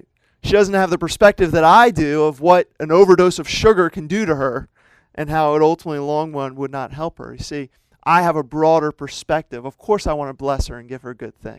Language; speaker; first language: English; native; English